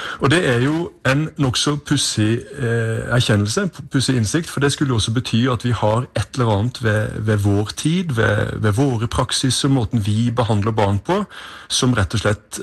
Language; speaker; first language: Norwegian; native; Norwegian